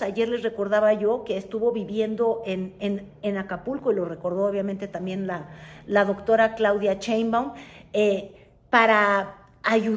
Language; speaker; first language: Spanish; native; Spanish